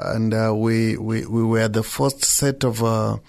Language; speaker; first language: English; non-native, local second language; Hausa